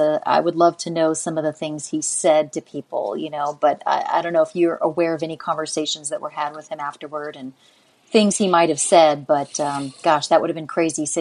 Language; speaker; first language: English; native; English